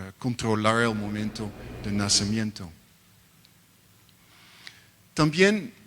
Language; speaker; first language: Spanish; non-native, learner; Dutch